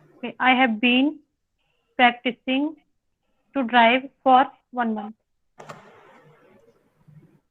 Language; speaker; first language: English; non-native, learner; Hindi